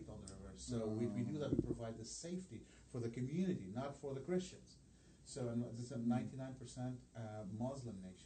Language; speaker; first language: English; non-native, fluent; Arabic